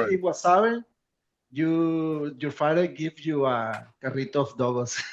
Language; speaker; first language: English; non-native, learner; Spanish